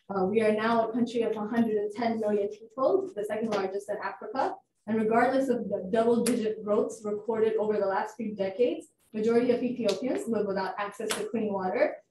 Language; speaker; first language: English; non-native, fluent; Amharic